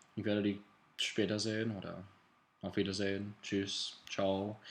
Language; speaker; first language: German; non-native, learner; English